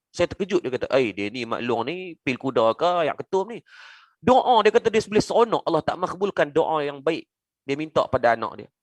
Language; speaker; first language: Malay; native; Malay